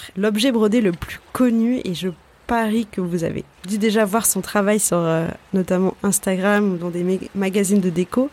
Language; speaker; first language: French; native; French